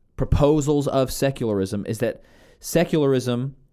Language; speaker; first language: English; native; English